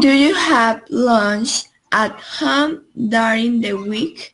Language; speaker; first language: English; non-native, learner; Spanish